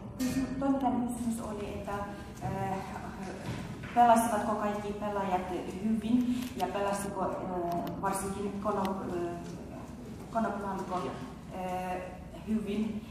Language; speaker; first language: Finnish; non-native, fluent; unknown